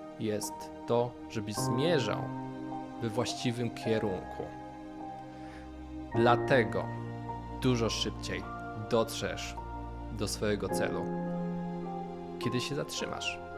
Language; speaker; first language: Polish; native; Polish